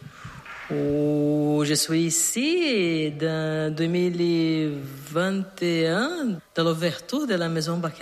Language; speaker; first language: French; non-native, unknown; Portuguese